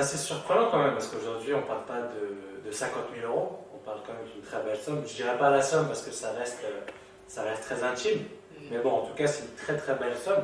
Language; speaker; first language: French; early bilingual, other home language; Turkish